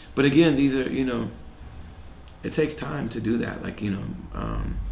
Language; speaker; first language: English; native; English